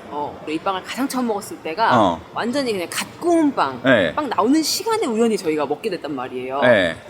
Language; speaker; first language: Korean; native; Korean